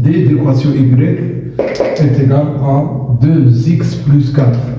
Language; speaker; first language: French; non-native, local second language; Arabic